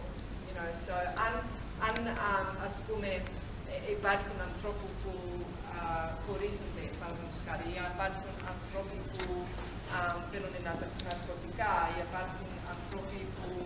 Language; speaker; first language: Greek; early bilingual, heritage; Greek